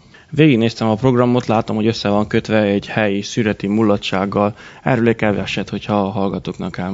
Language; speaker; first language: Hungarian; native; Hungarian